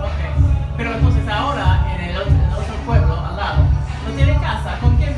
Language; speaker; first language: Spanish; non-native, learner; English